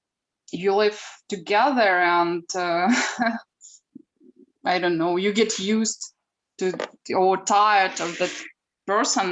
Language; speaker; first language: English; non-native, learner; Ukrainian